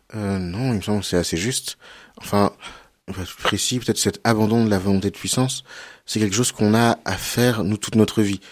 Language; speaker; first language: French; native; French